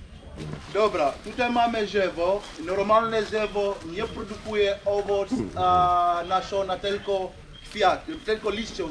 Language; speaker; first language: Polish; non-native, learner; Swahili